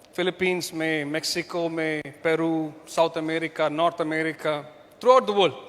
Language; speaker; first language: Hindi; non-native, local second language; Malayalam